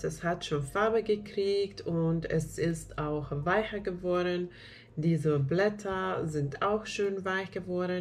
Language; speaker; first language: German; non-native, fluent; Finnish